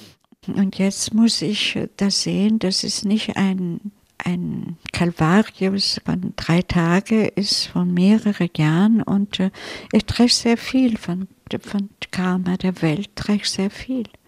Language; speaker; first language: German; non-native, fluent; Italian